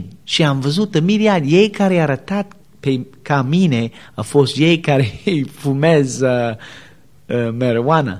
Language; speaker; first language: Romanian; non-native, learner; English